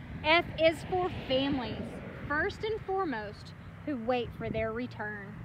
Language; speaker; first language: English; native; English